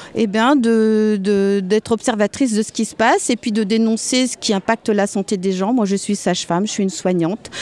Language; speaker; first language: French; native; French